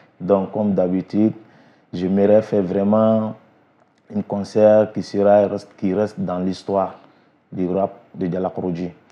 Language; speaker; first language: French; non-native, local second language; Bambara